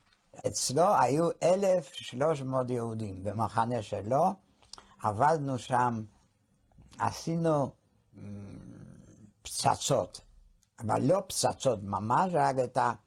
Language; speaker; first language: Hebrew; non-native, fluent; Polish